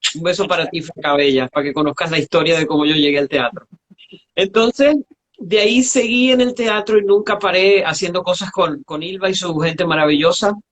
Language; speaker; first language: Spanish; native; Spanish